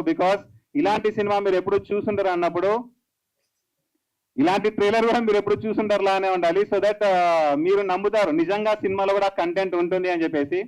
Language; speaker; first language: Telugu; native; Telugu